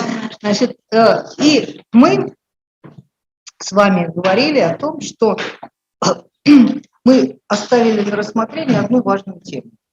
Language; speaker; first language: Russian; native; Russian